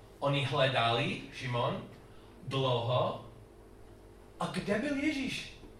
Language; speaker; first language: Czech; non-native, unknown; English